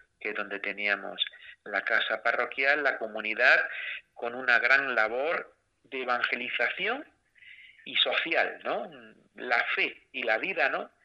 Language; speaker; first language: Spanish; native; Spanish